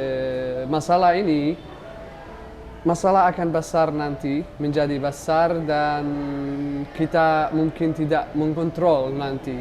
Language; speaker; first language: Indonesian; non-native, learner; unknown